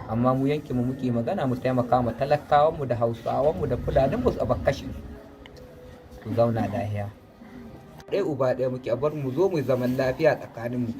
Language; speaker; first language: Hausa; non-native, local second language; Fula